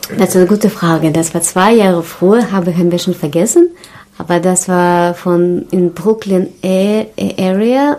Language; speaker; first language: German; non-native, learner; Russian